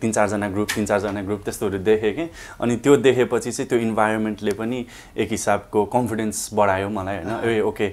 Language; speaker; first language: Nepali; early bilingual, heritage; Nepali